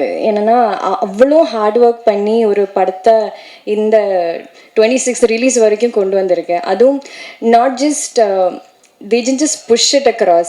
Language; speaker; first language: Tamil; non-native, learner; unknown